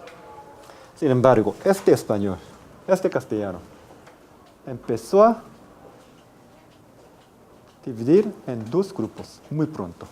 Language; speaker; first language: Spanish; non-native, fluent; Korean